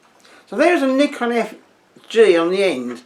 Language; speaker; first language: English; native; English